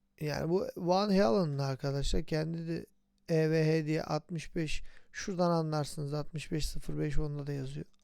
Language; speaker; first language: Turkish; native; Turkish